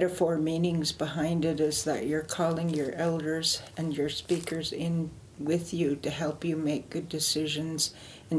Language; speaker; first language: English; native; English